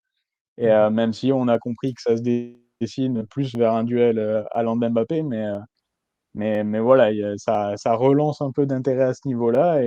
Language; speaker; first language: French; native; French